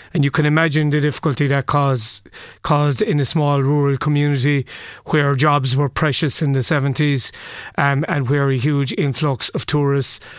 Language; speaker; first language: English; native; English